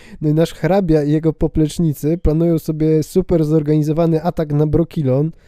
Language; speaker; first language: Polish; native; Polish